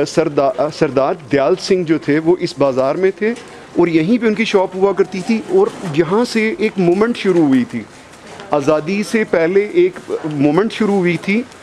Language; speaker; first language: Urdu; non-native, local second language; Punjabi